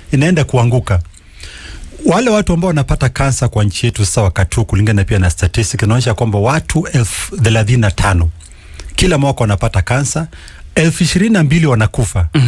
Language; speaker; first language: Swahili; non-native, local second language; Kikuyu